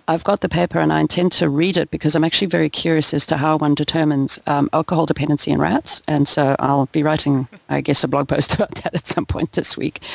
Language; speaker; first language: English; native; English